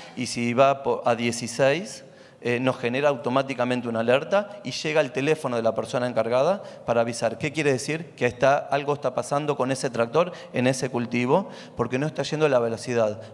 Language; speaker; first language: Spanish; native; Spanish